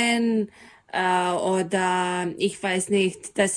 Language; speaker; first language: German; non-native, fluent; Serbian